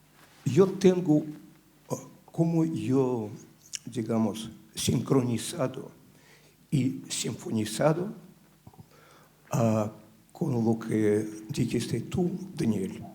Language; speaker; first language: Spanish; non-native, learner; Russian